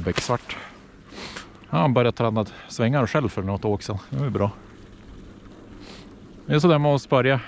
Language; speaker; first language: Swedish; native; Swedish